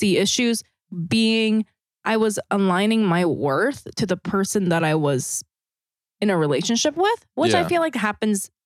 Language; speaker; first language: English; non-native, fluent; Korean